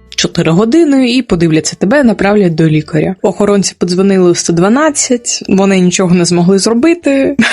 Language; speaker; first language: Ukrainian; non-native, local second language; Russian